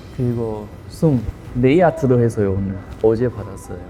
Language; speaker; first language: Korean; non-native, learner; Chinese